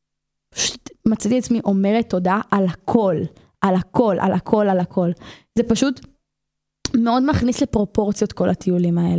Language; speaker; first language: Hebrew; native; Hebrew